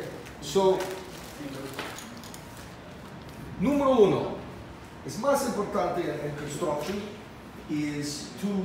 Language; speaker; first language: Spanish; non-native, learner; English